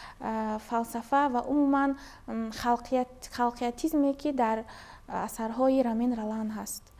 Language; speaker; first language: Tajik; native; Tajik